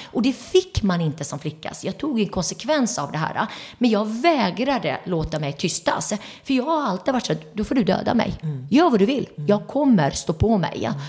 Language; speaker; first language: Swedish; early bilingual, other home language; Turoyo